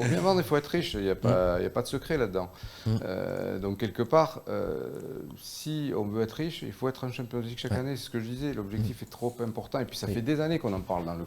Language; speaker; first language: French; native; French